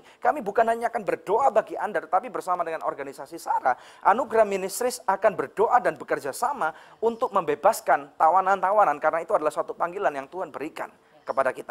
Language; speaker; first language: Indonesian; native; Indonesian